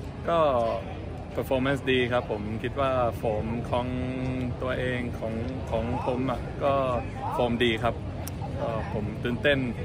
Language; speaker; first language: Thai; early bilingual, heritage; Thai